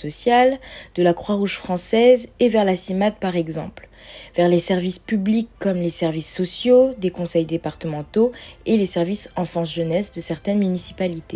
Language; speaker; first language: French; native; French